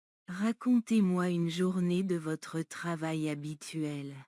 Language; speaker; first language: French; non-native, learner; Bangla